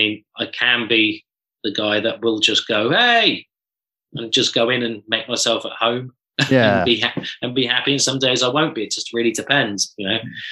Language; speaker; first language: English; native; English